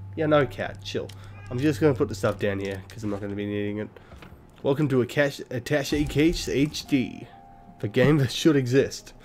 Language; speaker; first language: English; native; English